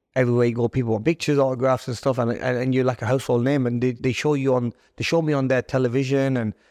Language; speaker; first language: English; native; English